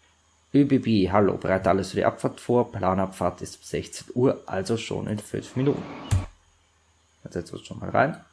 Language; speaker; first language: German; native; German